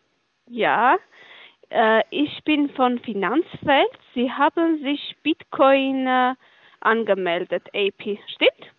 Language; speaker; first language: German; non-native, learner; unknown